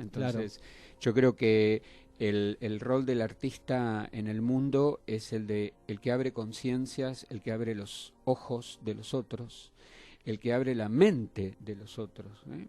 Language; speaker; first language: Spanish; native; Spanish